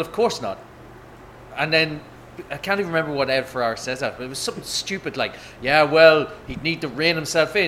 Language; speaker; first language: English; native; English